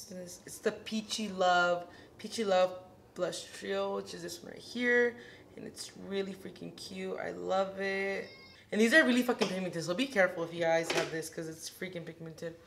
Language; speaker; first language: English; early bilingual, other home language; Spanish